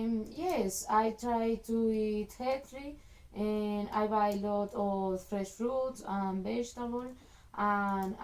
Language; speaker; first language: English; non-native, learner; Spanish